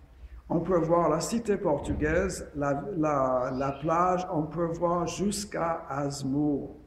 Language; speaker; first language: French; non-native, fluent; English